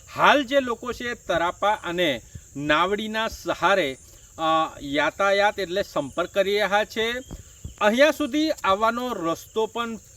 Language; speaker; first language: Gujarati; native; Gujarati